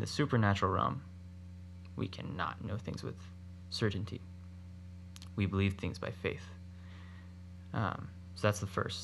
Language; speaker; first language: English; native; English